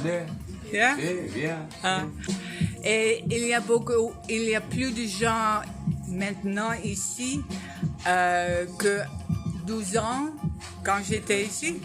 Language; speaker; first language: French; non-native, learner; Dutch